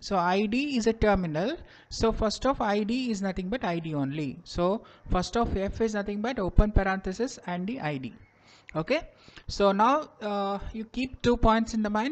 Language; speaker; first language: English; non-native, local second language; Kannada